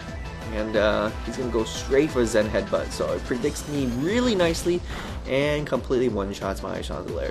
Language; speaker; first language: English; native; English